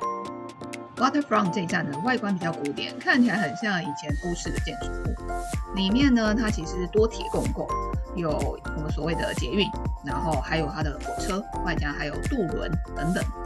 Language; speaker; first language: Chinese; native; Chinese